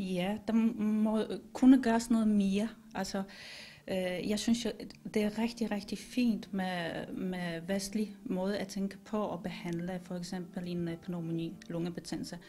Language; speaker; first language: Danish; non-native, fluent; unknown